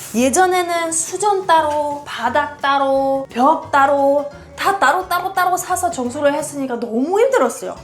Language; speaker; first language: Korean; non-native, fluent; German